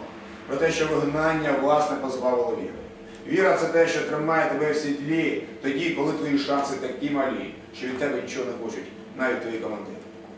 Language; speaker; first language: Ukrainian; native; Ukrainian